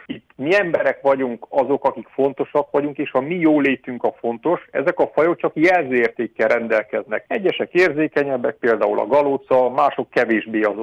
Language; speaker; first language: Hungarian; native; Hungarian